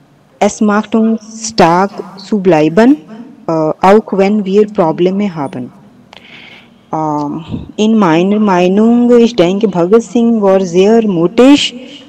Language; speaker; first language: German; non-native, learner; Punjabi